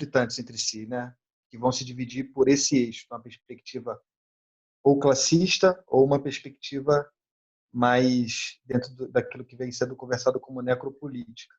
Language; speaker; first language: Portuguese; native; Portuguese